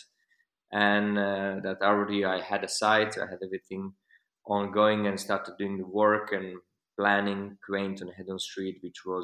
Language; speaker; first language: English; non-native, fluent; Slovak